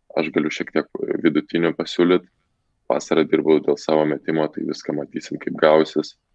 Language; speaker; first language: Lithuanian; non-native, local second language; Polish